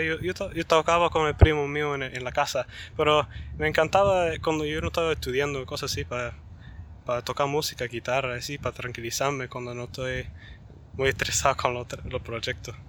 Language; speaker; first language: Spanish; early bilingual, heritage; Spanish